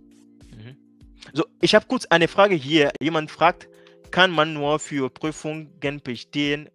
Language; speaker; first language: German; non-native, fluent; French